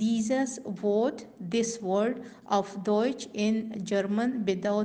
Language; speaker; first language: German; non-native, learner; Urdu